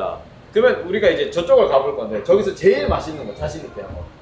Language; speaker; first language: Korean; early bilingual, heritage; Korean